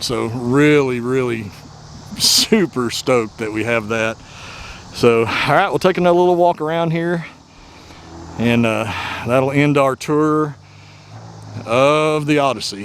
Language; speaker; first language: English; native; English